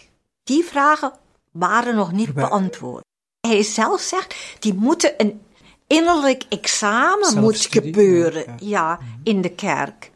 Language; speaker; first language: Dutch; non-native, fluent; German